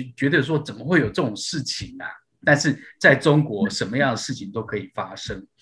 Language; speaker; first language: Chinese; native; Chinese